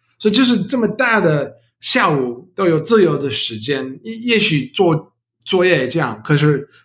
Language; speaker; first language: Chinese; non-native, learner; English